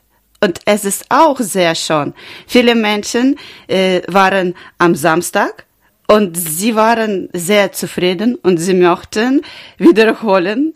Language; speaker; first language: German; non-native, learner; Ukrainian